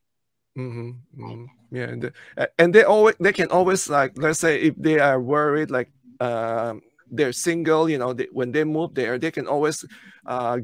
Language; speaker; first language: English; non-native, local second language; Filipino